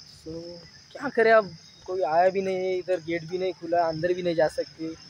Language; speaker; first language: Hindi; non-native, local second language; Marathi